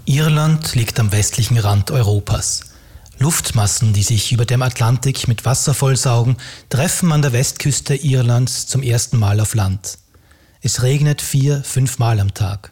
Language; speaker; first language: German; native; German